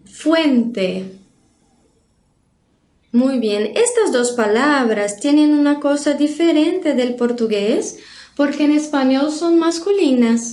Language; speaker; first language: Spanish; non-native, fluent; Portuguese